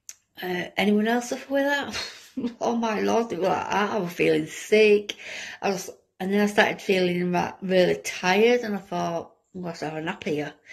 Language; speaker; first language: English; native; English